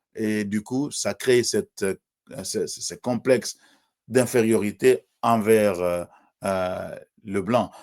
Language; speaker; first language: French; non-native, local second language; Swahili